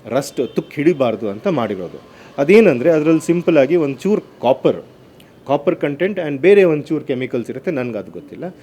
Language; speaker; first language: Kannada; native; Kannada